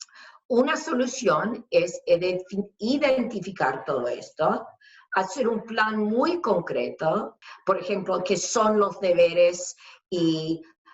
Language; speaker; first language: Spanish; non-native, fluent; English